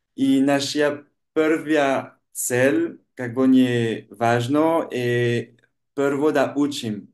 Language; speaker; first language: Bulgarian; non-native, learner; French